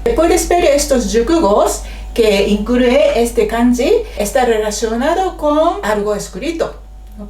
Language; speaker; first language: Spanish; non-native, fluent; Japanese